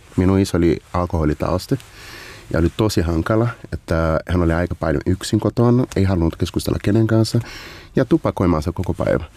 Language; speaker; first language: Finnish; non-native, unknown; Portuguese